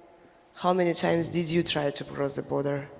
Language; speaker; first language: English; non-native, fluent; Slovenian